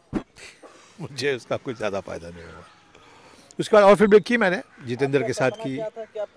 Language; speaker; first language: Hindi; native; Hindi